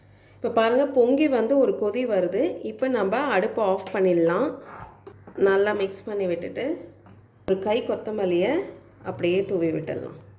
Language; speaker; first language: Tamil; native; Tamil